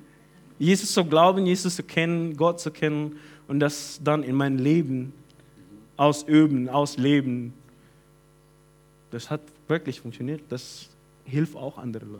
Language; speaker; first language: German; non-native, fluent; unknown